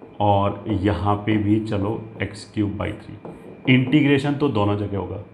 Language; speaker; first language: Hindi; native; Hindi